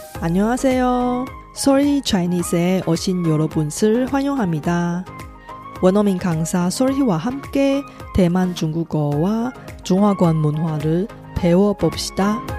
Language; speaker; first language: Korean; non-native, fluent; Chinese